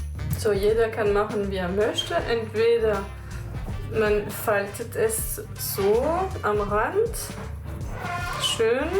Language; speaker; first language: German; non-native, fluent; French